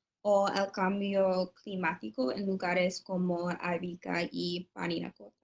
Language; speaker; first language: Spanish; non-native, learner; English